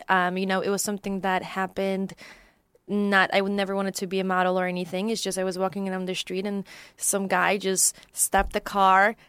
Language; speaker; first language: English; non-native, fluent; Polish